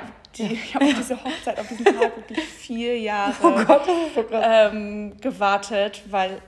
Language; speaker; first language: German; native; German